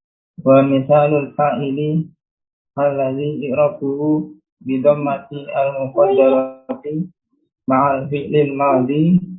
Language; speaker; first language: Arabic; non-native, learner; Indonesian